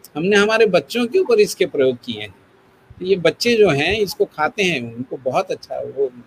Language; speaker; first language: Hindi; non-native, local second language; Gujarati